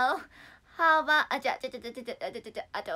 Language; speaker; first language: English; non-native, learner; Japanese